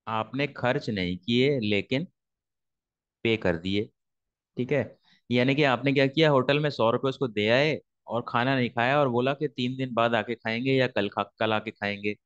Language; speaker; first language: Hindi; native; Hindi